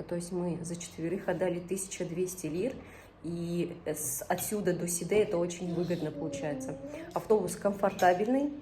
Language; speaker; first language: Russian; native; Russian